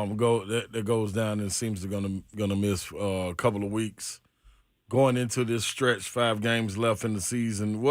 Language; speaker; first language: English; native; English